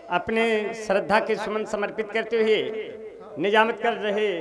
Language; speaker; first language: Hindi; native; Hindi